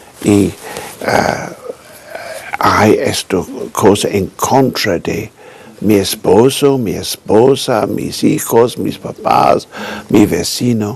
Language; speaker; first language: Spanish; non-native, fluent; English